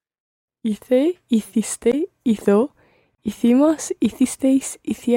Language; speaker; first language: Spanish; non-native, learner; English